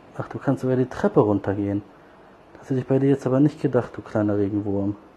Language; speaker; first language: German; early bilingual, other home language; Turkish